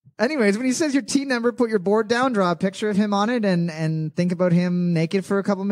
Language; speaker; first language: English; native; English